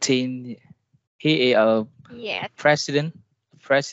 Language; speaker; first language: English; non-native, learner; Vietnamese